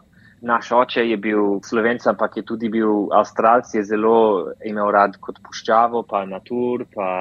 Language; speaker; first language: Slovenian; early bilingual, heritage; English